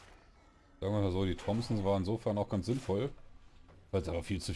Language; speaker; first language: German; native; German